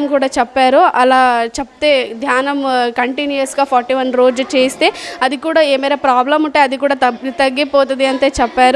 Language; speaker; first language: Telugu; non-native, learner; Kannada